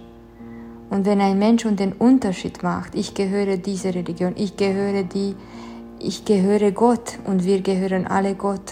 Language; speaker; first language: German; non-native, fluent; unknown